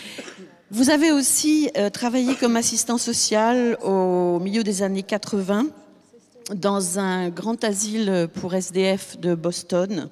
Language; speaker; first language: French; native; French